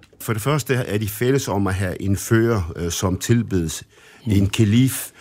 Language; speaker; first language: Danish; early bilingual, other home language; Arabic